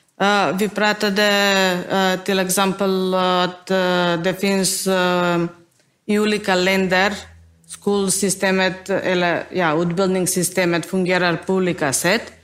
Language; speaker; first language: Swedish; non-native, learner; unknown